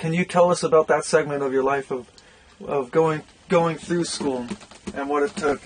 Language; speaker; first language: English; native; English